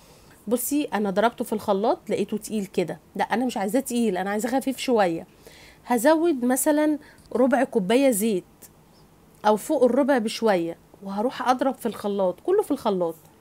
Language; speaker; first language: Arabic; native; Arabic